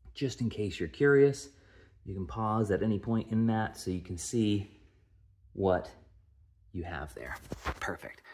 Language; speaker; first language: English; native; English